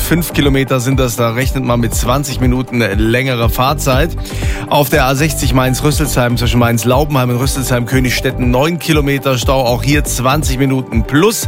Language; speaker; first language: German; native; German